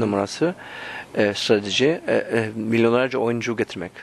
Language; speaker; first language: Turkish; early bilingual, heritage; Turkish